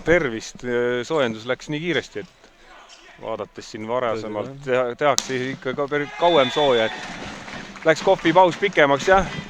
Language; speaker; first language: Estonian; native; Estonian